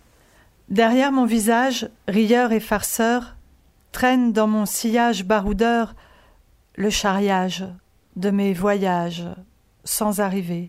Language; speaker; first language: French; early bilingual, other home language; Italian